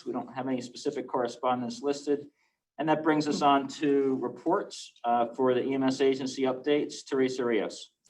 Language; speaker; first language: English; native; English